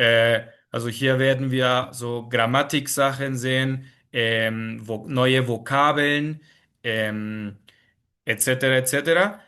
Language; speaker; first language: German; non-native, fluent; Spanish